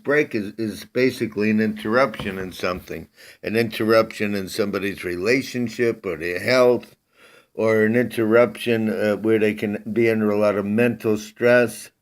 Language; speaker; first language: English; native; English